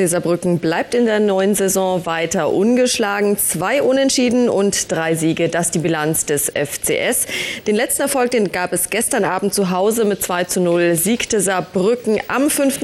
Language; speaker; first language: German; native; German